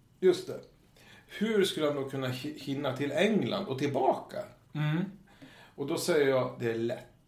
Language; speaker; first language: Swedish; native; Swedish